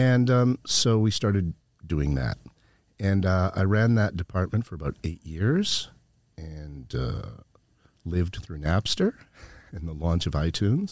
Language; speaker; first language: English; native; English